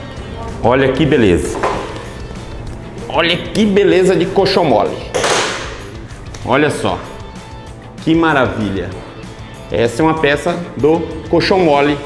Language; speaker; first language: Portuguese; native; Portuguese